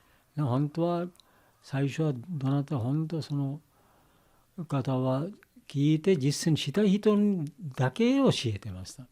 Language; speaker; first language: Japanese; non-native, learner; Bangla